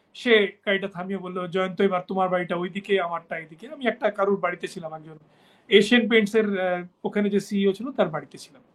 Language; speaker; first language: Bangla; native; Bangla